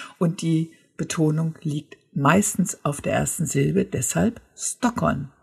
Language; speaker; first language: German; native; German